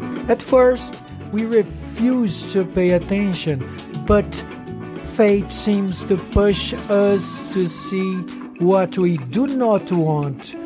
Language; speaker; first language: English; non-native, fluent; Portuguese